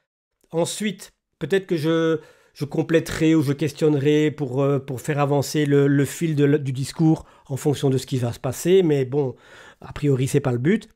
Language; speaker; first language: French; native; French